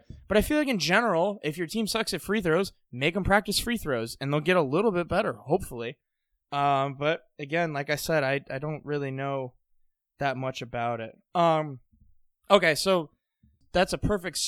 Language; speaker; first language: English; native; English